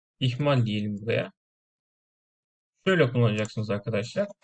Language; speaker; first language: Turkish; native; Turkish